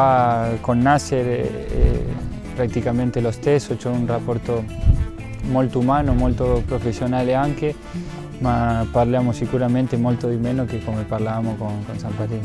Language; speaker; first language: Italian; non-native, fluent; Spanish